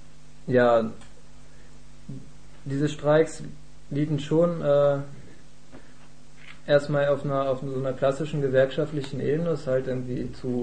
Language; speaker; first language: German; native; German